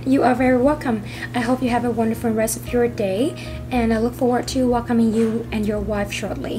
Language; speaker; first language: English; non-native, fluent; Vietnamese